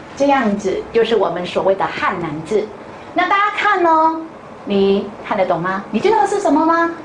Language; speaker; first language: Chinese; non-native, fluent; Vietnamese